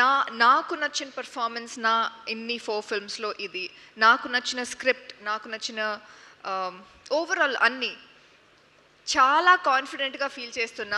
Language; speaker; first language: Telugu; non-native, local second language; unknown